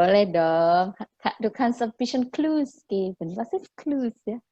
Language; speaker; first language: German; non-native, fluent; Indonesian